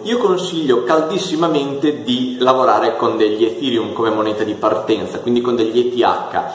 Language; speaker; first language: Italian; native; Italian